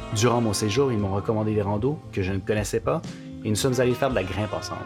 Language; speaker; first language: French; native; French